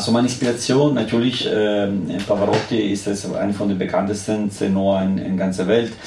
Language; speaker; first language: German; non-native, fluent; Italian